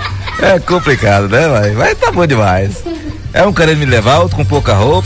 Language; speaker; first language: Portuguese; native; Portuguese